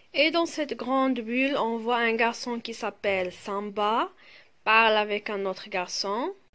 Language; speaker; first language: French; non-native, local second language; Arabic